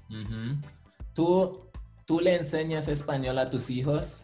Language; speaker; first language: Spanish; non-native, local second language; English